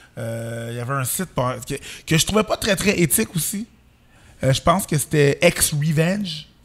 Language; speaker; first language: French; early bilingual, other home language; Haitian Creole